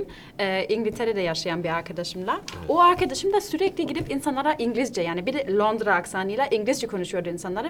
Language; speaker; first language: Turkish; non-native, fluent; German